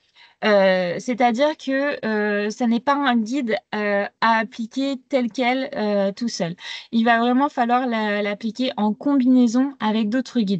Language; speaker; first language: French; native; French